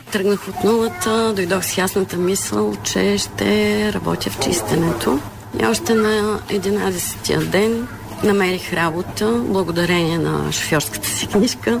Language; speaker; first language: Bulgarian; non-native, local second language; Turkish